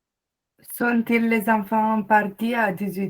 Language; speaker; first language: French; non-native, learner; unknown